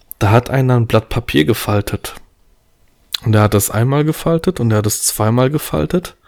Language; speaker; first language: German; early bilingual, other home language; Polish